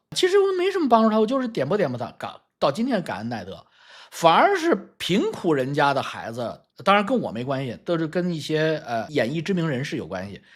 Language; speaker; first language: Chinese; native; Chinese